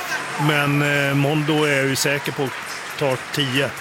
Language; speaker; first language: Swedish; native; Swedish